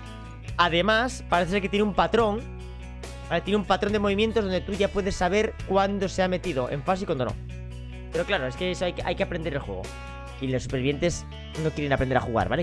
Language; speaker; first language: Spanish; native; Spanish